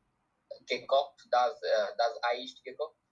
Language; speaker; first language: German; non-native, learner; Bangla